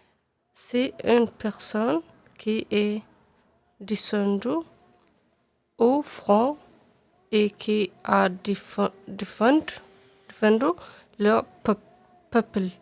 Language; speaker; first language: French; non-native, learner; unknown